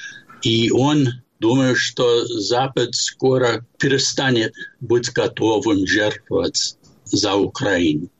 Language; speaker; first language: Russian; non-native, fluent; English